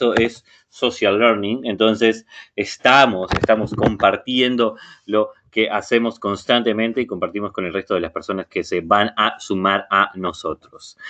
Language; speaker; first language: Spanish; non-native, fluent; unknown